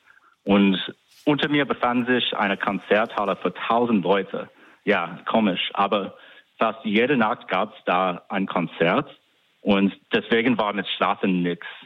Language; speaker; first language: German; non-native, fluent; English